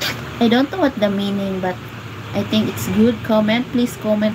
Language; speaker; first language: English; non-native, local second language; Filipino